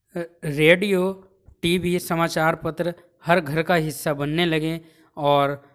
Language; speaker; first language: Hindi; native; Hindi